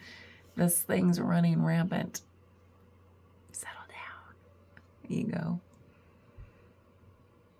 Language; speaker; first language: English; native; English